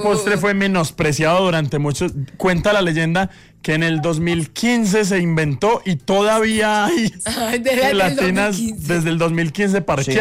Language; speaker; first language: Spanish; native; Spanish